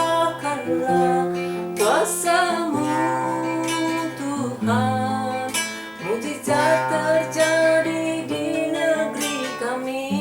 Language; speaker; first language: Indonesian; native; Indonesian